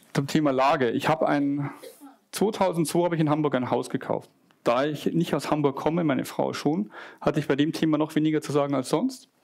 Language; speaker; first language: German; native; German